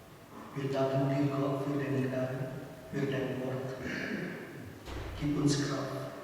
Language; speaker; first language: German; non-native, learner; Indonesian